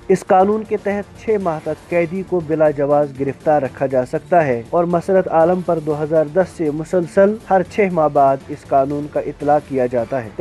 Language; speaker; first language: Urdu; non-native, local second language; Kashmiri